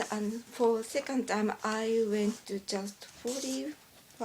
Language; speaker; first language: English; non-native, learner; Japanese